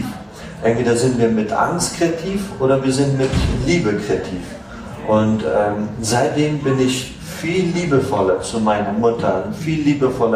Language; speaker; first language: German; non-native, fluent; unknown